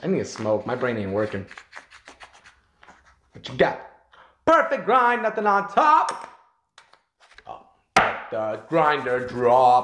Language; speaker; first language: English; native; English